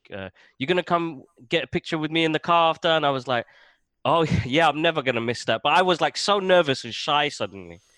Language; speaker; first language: English; native; English